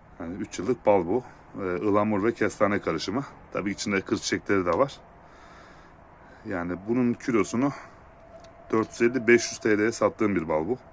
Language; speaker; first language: Turkish; native; Turkish